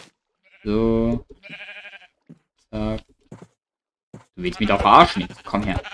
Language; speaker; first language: German; native; German